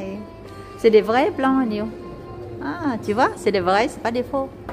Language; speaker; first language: French; non-native, learner; Vietnamese